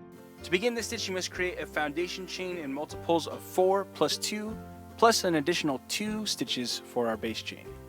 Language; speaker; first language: English; native; English